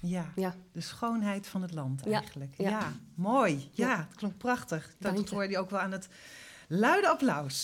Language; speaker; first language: Dutch; native; Dutch